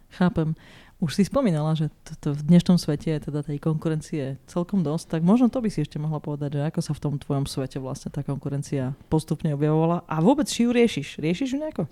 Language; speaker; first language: Slovak; native; Slovak